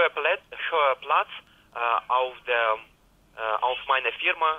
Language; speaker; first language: German; non-native, learner; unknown